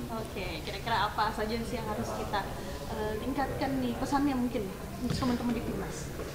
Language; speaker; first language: Indonesian; native; Indonesian